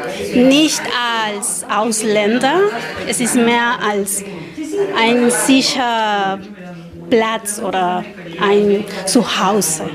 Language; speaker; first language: German; non-native, learner; Spanish